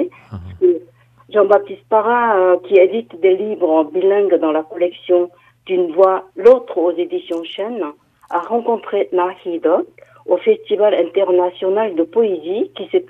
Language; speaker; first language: French; non-native, fluent; Korean